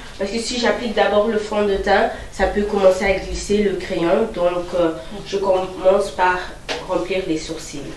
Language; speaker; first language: French; non-native, local second language; Lingala